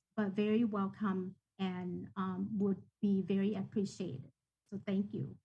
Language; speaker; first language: English; non-native, fluent; Thai